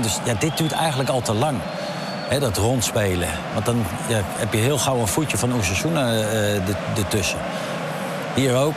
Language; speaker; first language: Dutch; native; Dutch